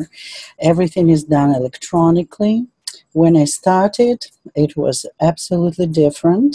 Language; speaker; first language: English; non-native, fluent; Russian